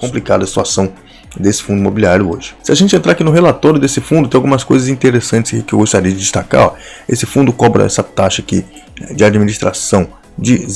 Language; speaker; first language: Portuguese; native; Portuguese